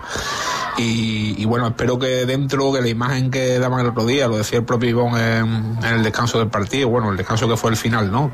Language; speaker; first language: Spanish; native; Spanish